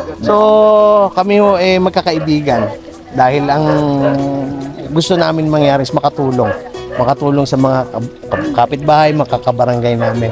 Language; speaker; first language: Filipino; native; Filipino